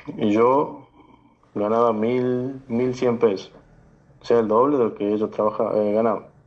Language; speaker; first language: Spanish; native; Spanish